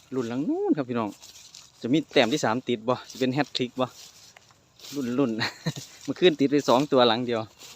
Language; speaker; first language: Thai; native; Thai